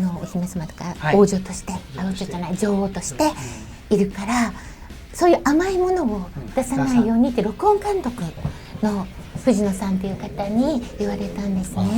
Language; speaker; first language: Japanese; native; Japanese